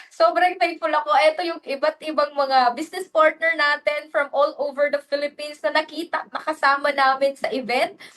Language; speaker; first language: Filipino; non-native, local second language; Waray